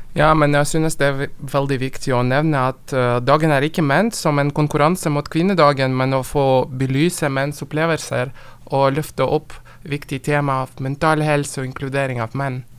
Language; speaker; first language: Norwegian; non-native, fluent; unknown